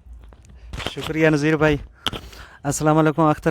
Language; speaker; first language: Hindi; non-native, local second language; Baluchi